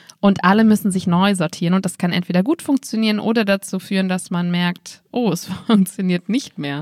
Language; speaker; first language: German; native; German